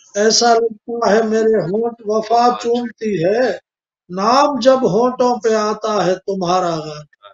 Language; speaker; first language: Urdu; non-native, local second language; Sindhi